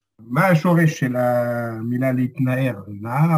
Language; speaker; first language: Hebrew; non-native, fluent; French